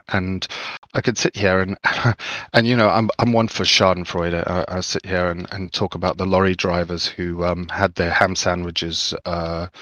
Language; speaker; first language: English; native; English